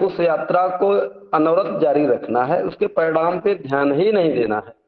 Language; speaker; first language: Hindi; native; Hindi